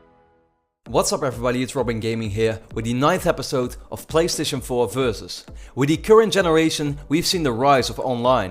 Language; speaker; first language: English; non-native, fluent; Dutch